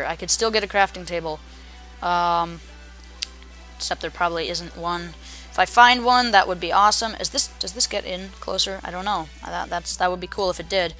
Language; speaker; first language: English; native; English